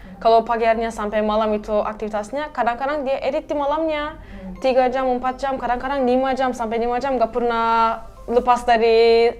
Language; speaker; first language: Indonesian; non-native, fluent; Turkish